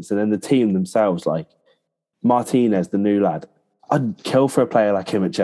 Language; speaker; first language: English; native; English